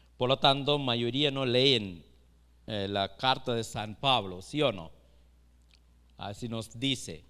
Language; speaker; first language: Spanish; non-native, fluent; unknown